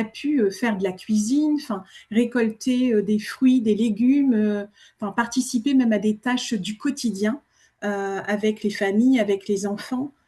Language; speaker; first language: French; native; French